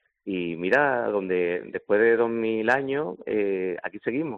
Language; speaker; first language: Spanish; native; Spanish